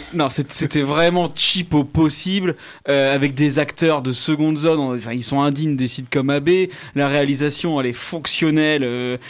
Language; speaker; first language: French; native; French